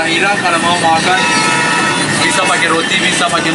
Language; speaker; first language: Indonesian; non-native, learner; Persian